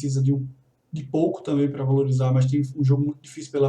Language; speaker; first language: Portuguese; native; Portuguese